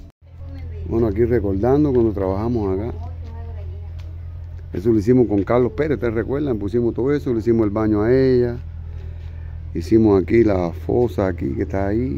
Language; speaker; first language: Spanish; native; Spanish